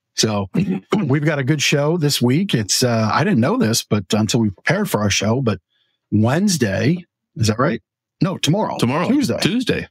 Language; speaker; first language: English; native; English